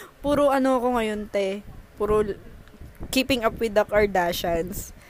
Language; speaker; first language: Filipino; native; Filipino